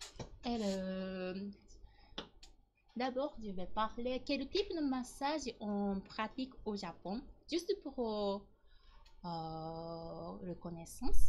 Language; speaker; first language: French; non-native, learner; Japanese